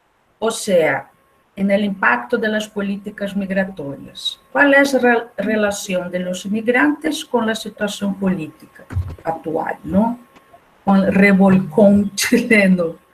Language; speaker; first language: Spanish; non-native, fluent; Portuguese